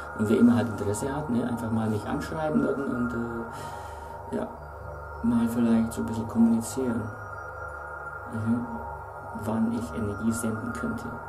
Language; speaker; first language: German; native; German